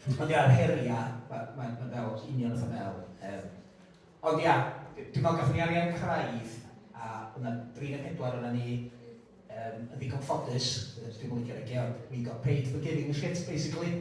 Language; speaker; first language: Welsh; native; Welsh